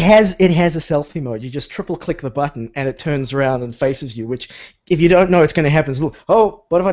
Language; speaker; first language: English; native; English